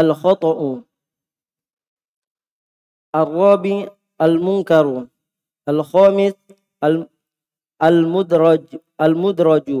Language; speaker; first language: Arabic; non-native, fluent; Indonesian